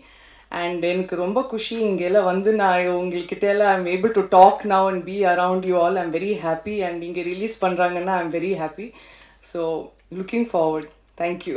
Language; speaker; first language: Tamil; non-native, fluent; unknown